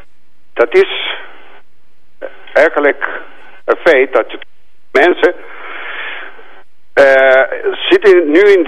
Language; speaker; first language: Dutch; non-native, fluent; Greek